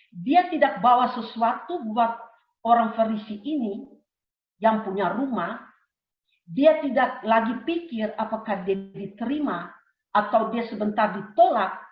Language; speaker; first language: Indonesian; early bilingual, heritage; Indonesian